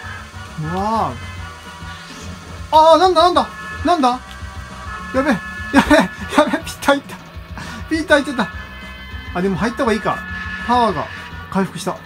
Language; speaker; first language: Japanese; native; Japanese